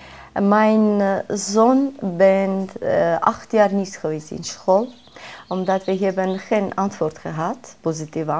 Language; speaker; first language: Dutch; non-native, learner; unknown